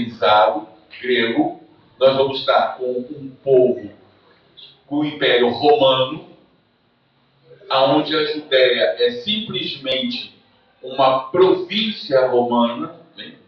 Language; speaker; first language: Portuguese; native; Portuguese